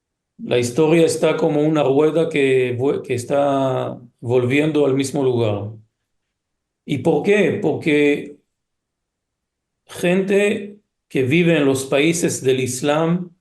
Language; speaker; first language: Spanish; early bilingual, heritage; Hebrew